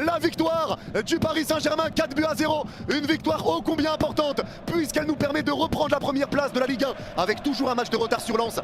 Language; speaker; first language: French; native; French